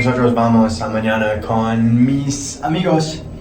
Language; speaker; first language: Spanish; non-native, learner; English